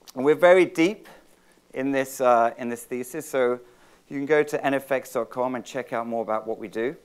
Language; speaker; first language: English; native; English